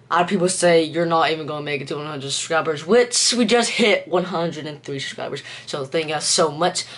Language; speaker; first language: English; native; English